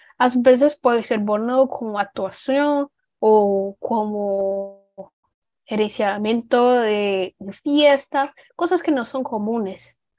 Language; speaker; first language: Spanish; non-native, fluent; Portuguese